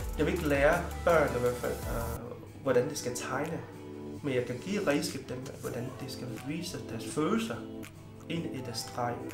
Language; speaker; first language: Danish; early bilingual, other home language; Vietnamese